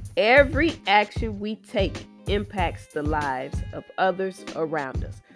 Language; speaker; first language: English; native; English